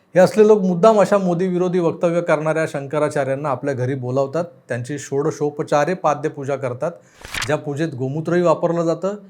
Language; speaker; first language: Marathi; native; Marathi